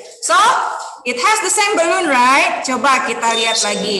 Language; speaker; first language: English; non-native, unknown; Indonesian